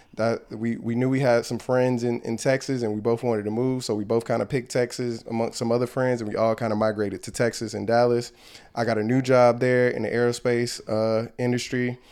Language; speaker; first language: English; native; English